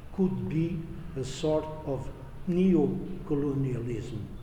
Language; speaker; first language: English; non-native, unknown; Portuguese